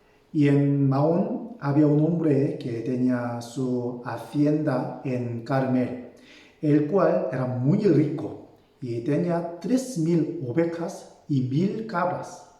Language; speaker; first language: Spanish; non-native, fluent; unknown